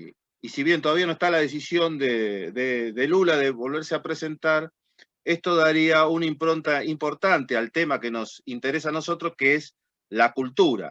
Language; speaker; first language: Spanish; native; Spanish